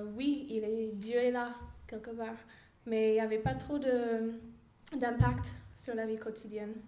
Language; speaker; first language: French; non-native, fluent; English